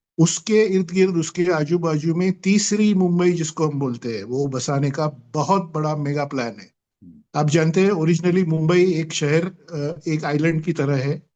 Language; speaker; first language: Hindi; non-native, local second language; Marathi